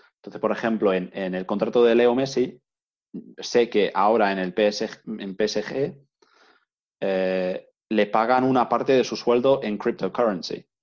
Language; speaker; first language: Spanish; non-native, fluent; English